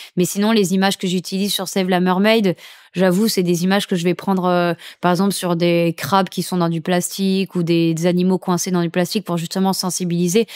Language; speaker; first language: French; native; French